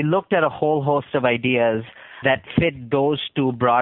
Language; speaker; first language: English; non-native, local second language; Urdu